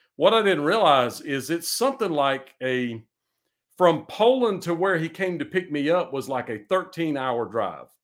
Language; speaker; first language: English; native; English